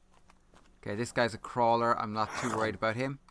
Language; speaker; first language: English; native; English